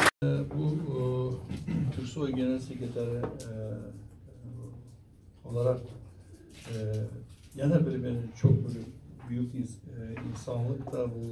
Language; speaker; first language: Turkish; non-native, learner; Kyrgyz